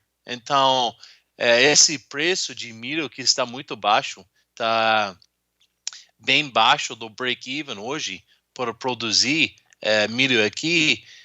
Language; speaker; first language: Portuguese; non-native, fluent; English